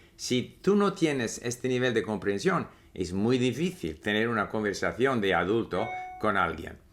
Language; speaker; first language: Spanish; non-native, fluent; English